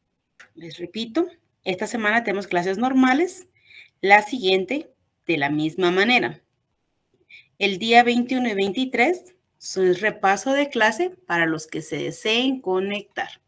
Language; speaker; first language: Spanish; native; Spanish